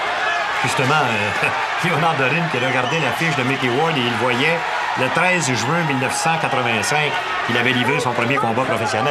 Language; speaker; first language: French; native; French